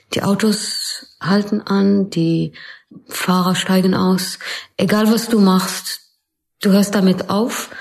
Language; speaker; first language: German; non-native, fluent; Arabic